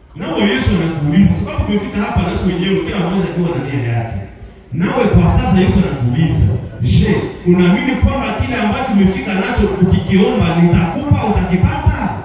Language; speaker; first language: Swahili; non-native, local second language; Nande